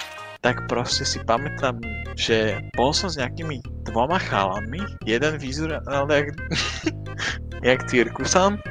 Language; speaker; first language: Slovak; native; Slovak